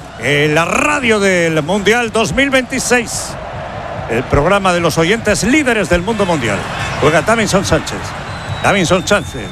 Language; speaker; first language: Spanish; native; Spanish